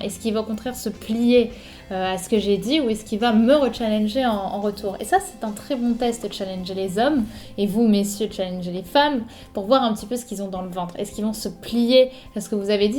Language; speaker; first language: French; native; French